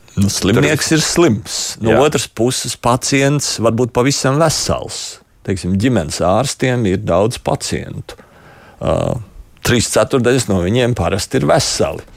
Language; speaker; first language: Latvian; native; Latvian